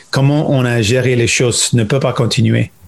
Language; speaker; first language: French; non-native, local second language; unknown